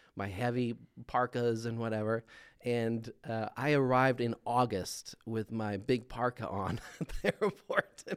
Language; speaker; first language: English; non-native, fluent; Swedish